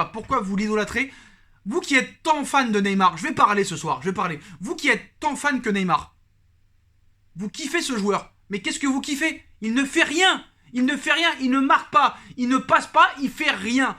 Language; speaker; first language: French; native; French